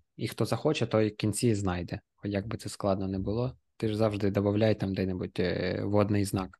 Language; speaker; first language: Ukrainian; native; Ukrainian